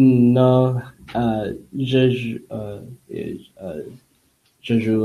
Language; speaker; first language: French; non-native, learner; English